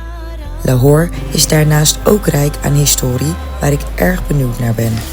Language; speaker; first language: Dutch; early bilingual, other home language; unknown